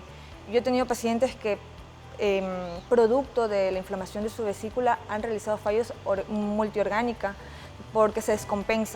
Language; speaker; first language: Spanish; native; Spanish